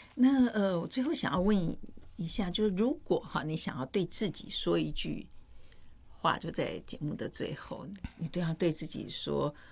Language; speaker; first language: Chinese; native; Chinese